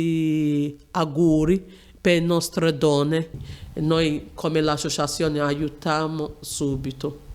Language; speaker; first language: Italian; non-native, learner; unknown